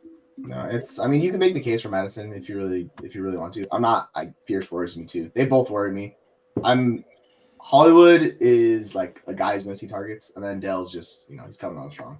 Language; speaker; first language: English; native; English